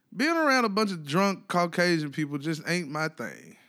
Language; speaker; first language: English; native; English